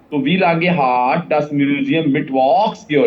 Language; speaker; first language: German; non-native, fluent; Urdu